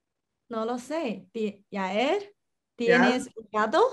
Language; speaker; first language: Spanish; non-native, learner; Chinese